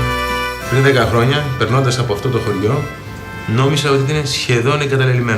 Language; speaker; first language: Greek; native; Greek